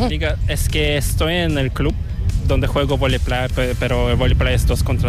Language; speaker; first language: Spanish; non-native, fluent; Korean